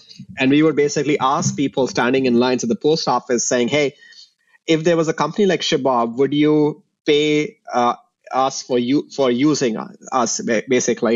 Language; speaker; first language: English; non-native, local second language; Hindi